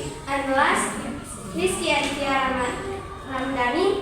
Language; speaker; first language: English; non-native, learner; Indonesian